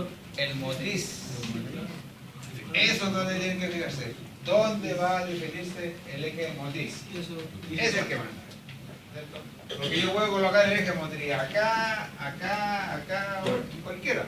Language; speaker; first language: Spanish; native; Spanish